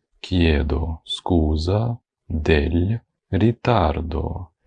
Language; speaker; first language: Italian; non-native, fluent; Ukrainian